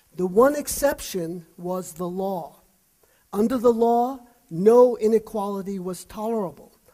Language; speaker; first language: English; native; English